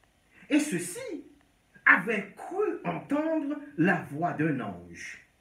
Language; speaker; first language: French; non-native, local second language; Haitian Creole